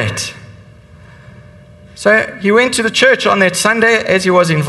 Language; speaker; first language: English; native; English